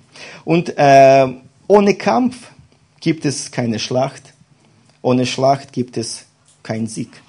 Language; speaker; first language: German; non-native, fluent; Russian